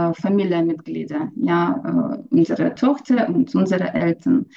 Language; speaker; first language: German; non-native, learner; Ukrainian